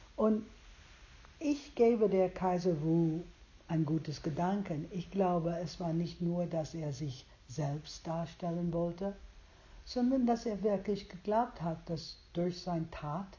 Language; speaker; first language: German; non-native, fluent; English